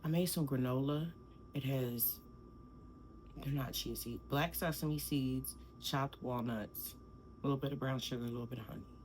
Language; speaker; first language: English; native; English